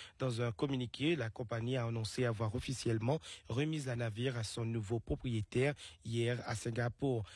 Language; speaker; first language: French; non-native, local second language; Seselwa Creole French